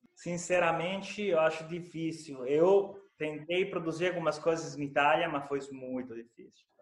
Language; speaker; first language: Portuguese; non-native, fluent; Italian